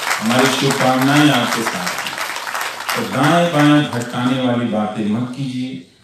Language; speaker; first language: Hindi; non-native, local second language; Bhojpuri